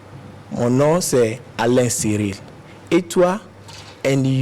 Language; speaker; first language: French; non-native, fluent; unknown